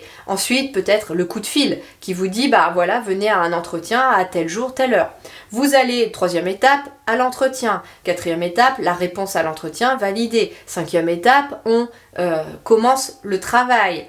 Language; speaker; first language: French; native; French